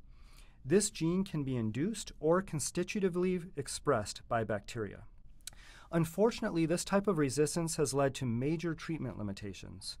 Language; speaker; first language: English; native; English